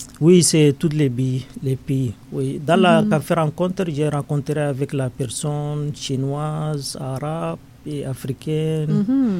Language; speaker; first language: French; non-native, learner; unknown